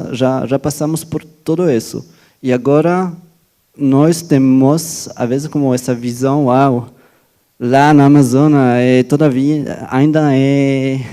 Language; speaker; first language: Portuguese; non-native, fluent; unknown